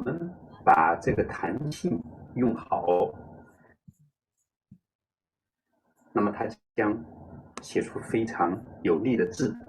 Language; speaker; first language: Chinese; native; Chinese